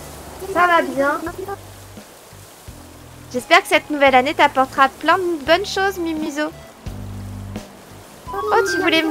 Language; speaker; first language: French; native; French